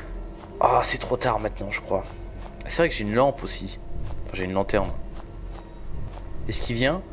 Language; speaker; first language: French; native; French